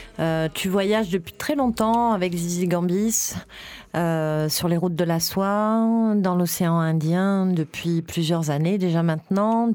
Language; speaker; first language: French; native; French